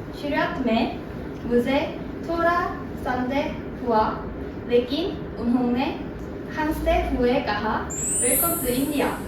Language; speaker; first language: Hindi; non-native, learner; Korean